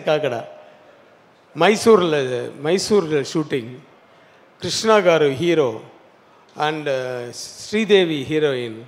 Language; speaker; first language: Telugu; non-native, learner; Tamil